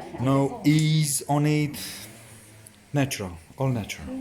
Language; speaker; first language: English; non-native, learner; Romanian